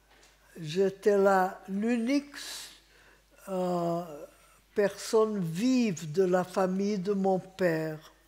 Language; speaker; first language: French; non-native, fluent; Hungarian